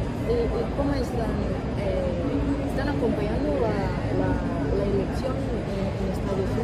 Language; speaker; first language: Spanish; non-native, fluent; Portuguese